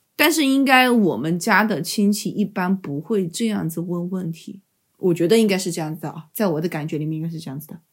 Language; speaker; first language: Chinese; native; Chinese